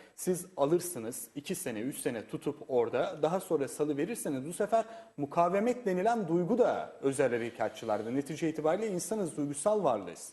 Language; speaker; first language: Turkish; native; Turkish